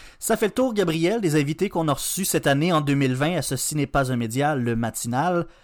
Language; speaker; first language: French; native; French